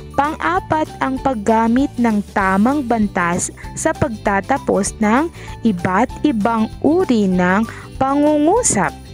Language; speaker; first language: Filipino; non-native, local second language; Maranao